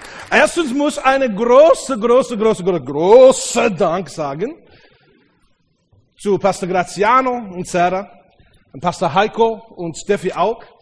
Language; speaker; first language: German; non-native, learner; English